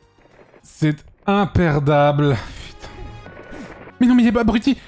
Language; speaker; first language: French; native; French